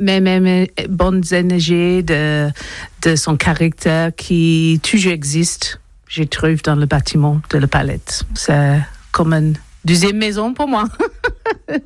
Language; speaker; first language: French; non-native, learner; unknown